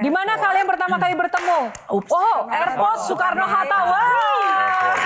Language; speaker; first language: Indonesian; native; Indonesian